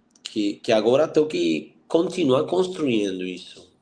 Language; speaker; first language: Portuguese; non-native, fluent; Spanish